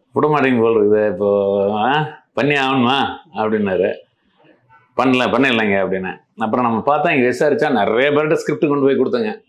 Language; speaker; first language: Tamil; non-native, local second language; Malayalam